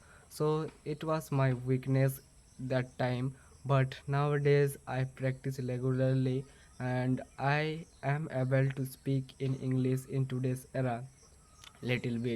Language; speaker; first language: English; non-native, learner; Bangla